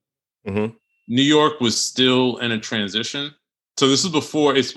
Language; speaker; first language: English; native; English